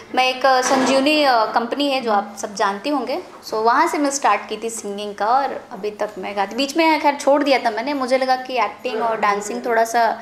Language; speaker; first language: Hindi; native; Hindi